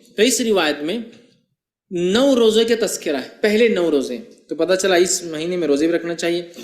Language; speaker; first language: Urdu; native; Urdu